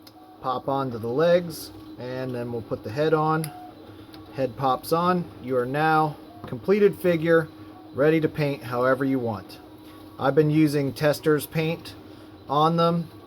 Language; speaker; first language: English; native; English